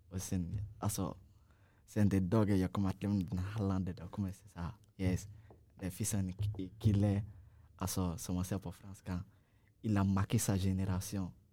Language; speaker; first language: Swedish; non-native, fluent; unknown